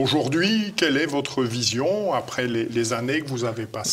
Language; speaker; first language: French; native; French